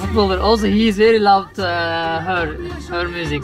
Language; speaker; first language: English; non-native, learner; Turkish